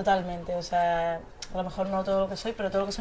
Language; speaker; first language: Spanish; native; Spanish